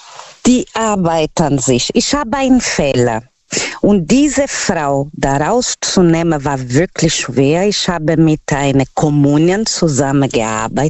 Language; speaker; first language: German; non-native, fluent; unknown